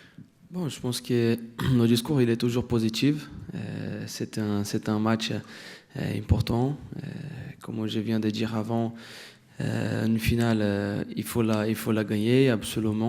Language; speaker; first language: French; non-native, fluent; Portuguese